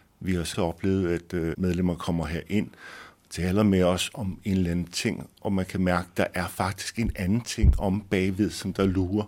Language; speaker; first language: Danish; native; Danish